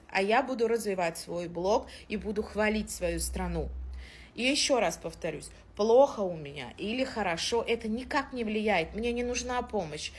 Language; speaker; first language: Russian; native; Russian